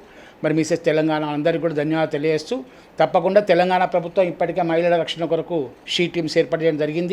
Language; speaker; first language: Telugu; native; Telugu